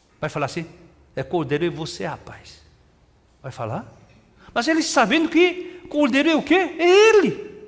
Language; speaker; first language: Portuguese; non-native, fluent; Korean